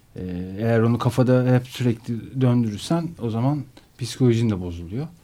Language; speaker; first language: Turkish; native; Turkish